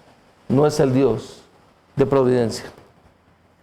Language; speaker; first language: Spanish; native; Spanish